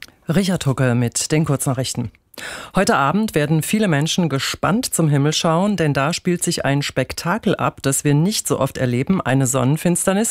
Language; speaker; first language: German; native; German